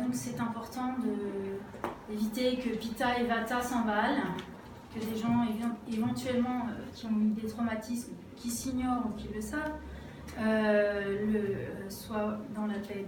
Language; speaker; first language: French; native; French